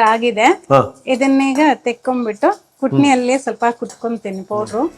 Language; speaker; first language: Kannada; native; Kannada